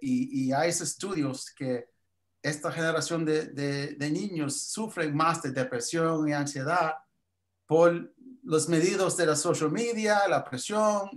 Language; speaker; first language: Spanish; early bilingual, heritage; English